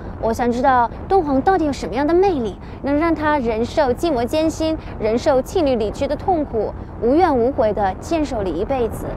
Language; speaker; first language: Chinese; non-native, fluent; English